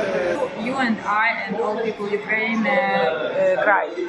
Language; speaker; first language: English; non-native, learner; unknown